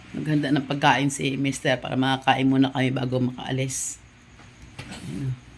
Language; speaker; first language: Filipino; native; Filipino